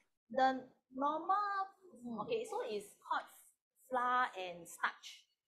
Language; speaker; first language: English; non-native, local second language; Chinese